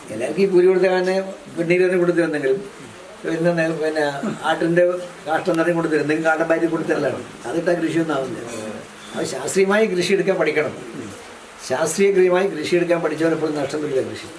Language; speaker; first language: Malayalam; native; Malayalam